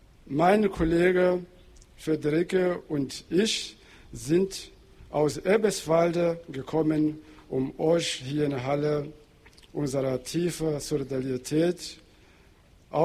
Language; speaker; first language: German; non-native, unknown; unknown